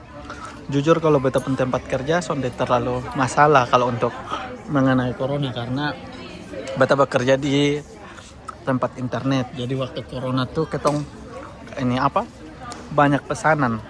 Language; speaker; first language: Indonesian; non-native, local second language; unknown